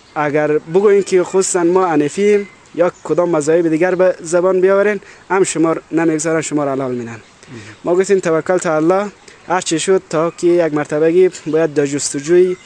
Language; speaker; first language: Persian; native; Persian